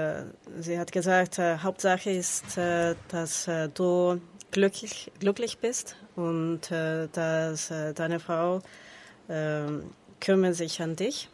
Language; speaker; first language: German; non-native, learner; Spanish